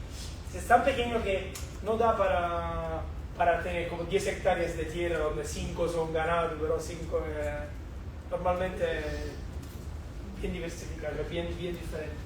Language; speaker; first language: Spanish; non-native, fluent; Portuguese